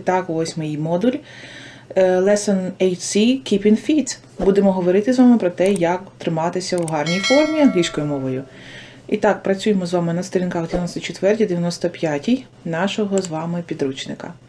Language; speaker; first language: Ukrainian; native; Ukrainian